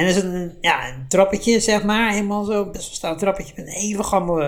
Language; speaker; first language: Dutch; native; Dutch